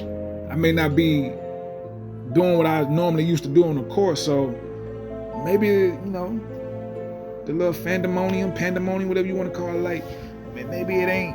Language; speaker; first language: English; native; English